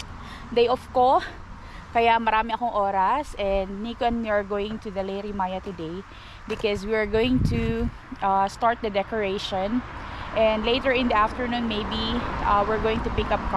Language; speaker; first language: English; non-native, local second language; Filipino